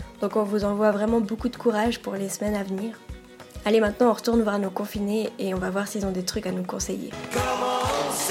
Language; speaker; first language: French; native; French